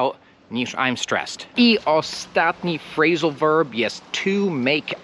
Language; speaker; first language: Polish; non-native, fluent; English